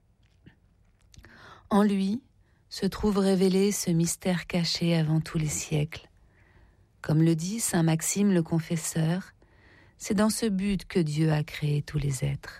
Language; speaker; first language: French; native; French